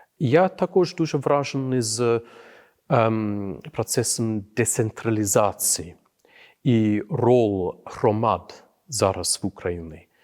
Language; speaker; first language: Ukrainian; non-native, fluent; English